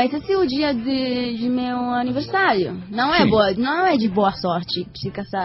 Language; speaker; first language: Portuguese; non-native, learner; Spanish